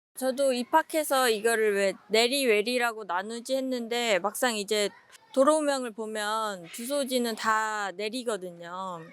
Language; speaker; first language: Korean; native; Korean